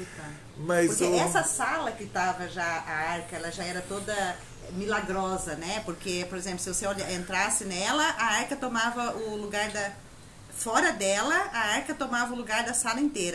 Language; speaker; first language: Portuguese; native; Portuguese